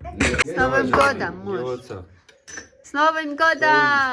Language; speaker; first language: Russian; non-native, fluent; Georgian